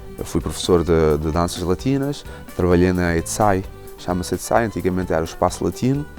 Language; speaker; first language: Portuguese; non-native, local second language; Kabuverdianu